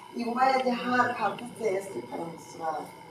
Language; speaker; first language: Spanish; non-native, learner; English